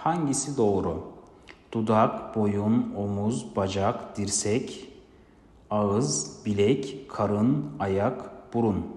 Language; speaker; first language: Turkish; non-native, fluent; Kazakh